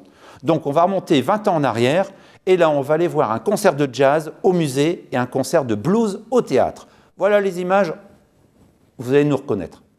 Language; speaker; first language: French; native; French